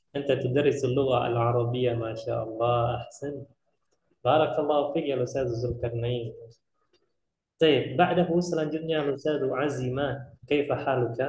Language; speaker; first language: Arabic; non-native, fluent; Indonesian